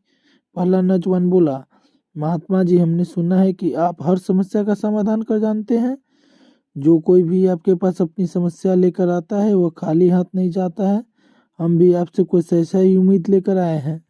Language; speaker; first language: Hindi; native; Hindi